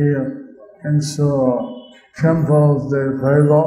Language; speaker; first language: Spanish; non-native, learner; English